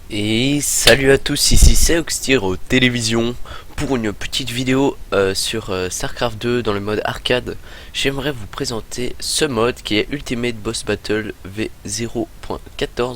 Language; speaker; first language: French; native; French